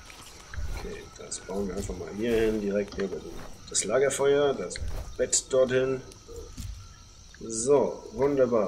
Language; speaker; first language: German; native; German